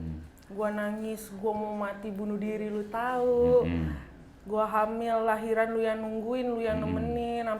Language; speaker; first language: Indonesian; native; Indonesian